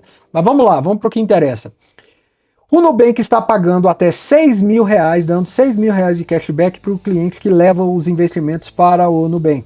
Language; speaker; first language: Portuguese; native; Portuguese